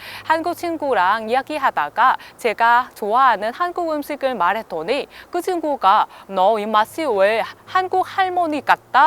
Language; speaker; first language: Korean; non-native, fluent; Vietnamese